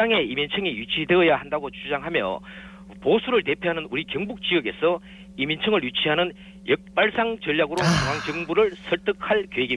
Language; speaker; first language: Korean; native; Korean